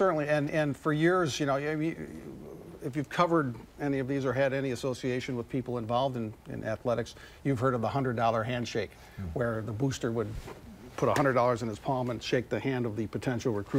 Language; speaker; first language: English; native; English